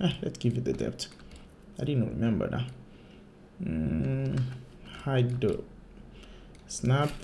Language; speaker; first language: English; non-native, fluent; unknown